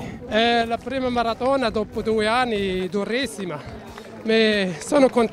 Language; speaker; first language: Italian; non-native, learner; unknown